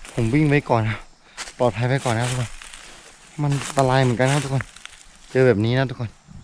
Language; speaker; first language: Thai; non-native, local second language; Karen languages